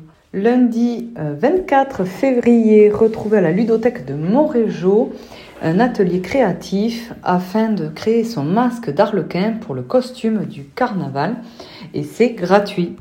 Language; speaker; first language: French; native; French